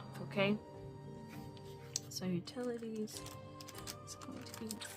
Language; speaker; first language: English; native; English